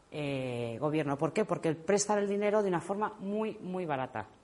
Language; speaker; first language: Spanish; native; Spanish